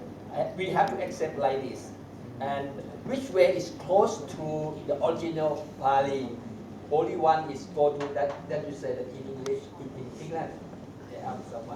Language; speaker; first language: English; non-native, learner; Thai